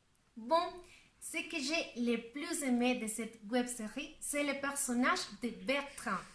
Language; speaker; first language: French; non-native, learner; Spanish